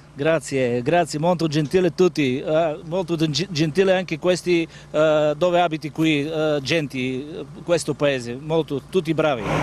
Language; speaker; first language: Italian; non-native, learner; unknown